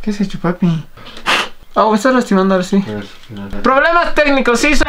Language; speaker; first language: Spanish; native; Spanish